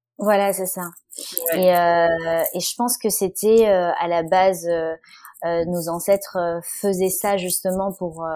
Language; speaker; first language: French; early bilingual, other home language; Vietnamese